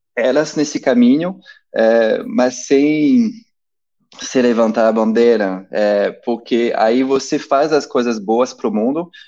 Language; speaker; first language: Portuguese; non-native, fluent; French